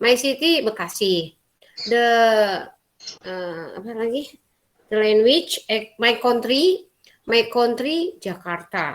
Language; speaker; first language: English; non-native, learner; Indonesian